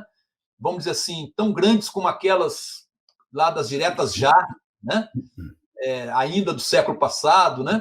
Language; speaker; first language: Portuguese; native; Portuguese